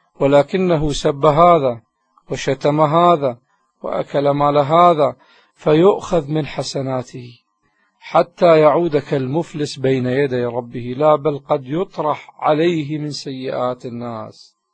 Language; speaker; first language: Arabic; native; Arabic